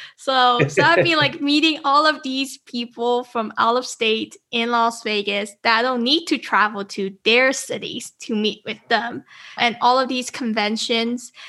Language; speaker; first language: English; native; English